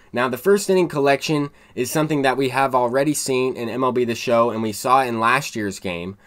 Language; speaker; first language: English; native; English